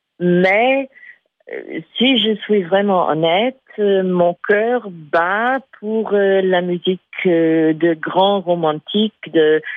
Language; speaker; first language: French; non-native, fluent; English